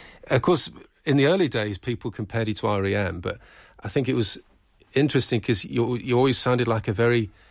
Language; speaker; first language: English; native; English